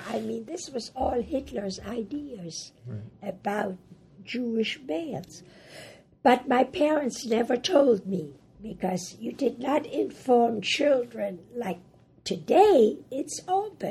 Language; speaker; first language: English; early bilingual, other home language; German